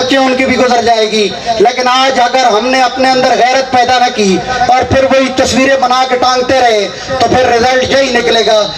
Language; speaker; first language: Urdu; non-native, local second language; Punjabi